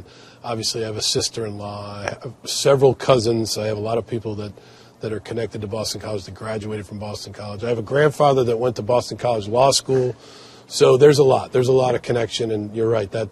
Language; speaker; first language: English; native; English